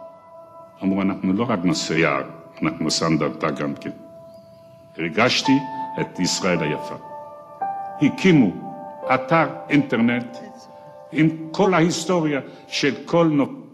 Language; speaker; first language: Hebrew; non-native, fluent; Yiddish